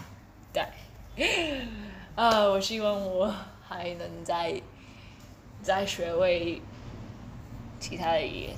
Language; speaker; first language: Chinese; early bilingual, heritage; Chinese